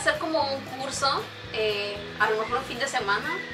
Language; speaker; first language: Spanish; native; Spanish